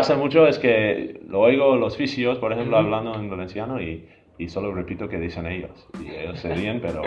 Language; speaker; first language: Spanish; non-native, fluent; English